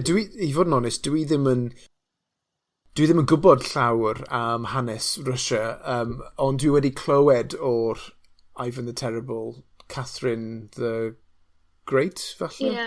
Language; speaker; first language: Welsh; non-native, local second language; English